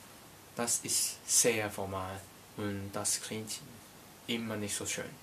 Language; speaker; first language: German; non-native, learner; Cantonese